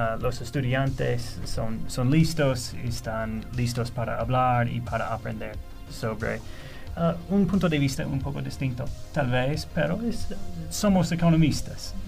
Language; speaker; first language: Spanish; non-native, fluent; English